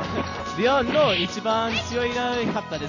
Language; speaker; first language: Japanese; non-native, learner; English